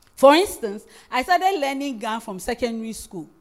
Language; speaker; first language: English; non-native, local second language; Akan